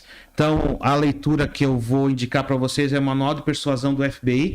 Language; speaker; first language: Portuguese; native; Portuguese